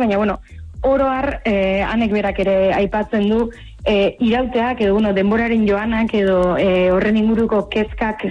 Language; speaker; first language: Basque; native; Basque